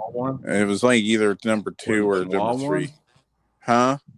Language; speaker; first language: English; native; English